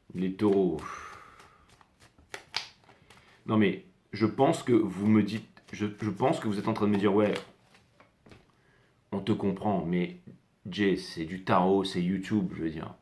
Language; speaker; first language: French; native; French